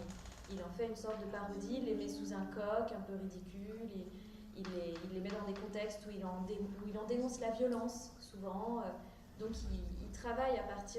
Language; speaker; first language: French; native; French